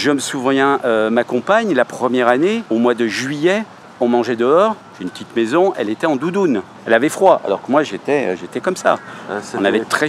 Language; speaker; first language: French; native; French